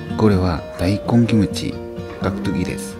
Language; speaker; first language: Japanese; non-native, learner; Korean